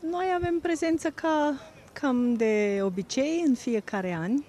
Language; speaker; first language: Romanian; non-native, fluent; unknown